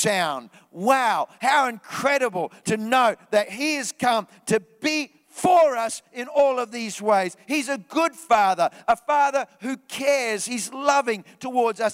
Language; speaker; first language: English; native; English